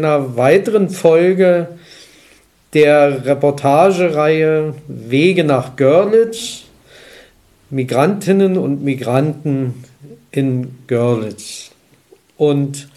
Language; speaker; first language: German; native; German